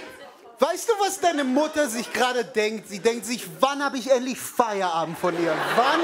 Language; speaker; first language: German; non-native, fluent; Hebrew